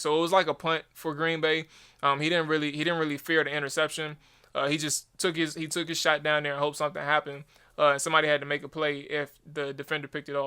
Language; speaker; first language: English; native; English